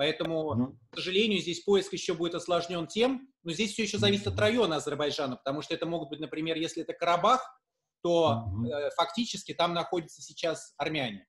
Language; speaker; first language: Russian; native; Russian